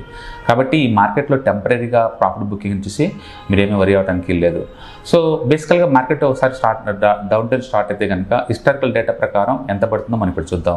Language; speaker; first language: Telugu; native; Telugu